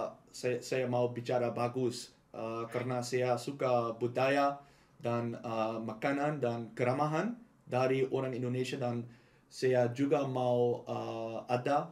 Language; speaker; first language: Indonesian; non-native, learner; Dutch